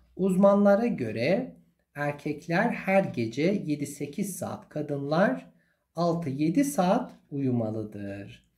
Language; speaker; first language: Turkish; non-native, fluent; Persian